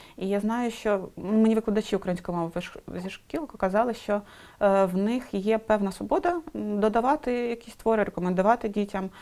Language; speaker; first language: Ukrainian; non-native, local second language; Russian